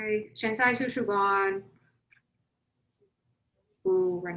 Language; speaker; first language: Chinese; non-native, learner; English